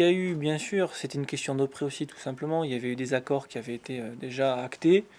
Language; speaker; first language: French; native; French